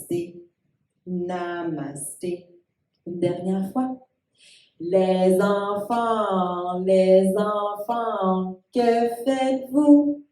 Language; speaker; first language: French; native; French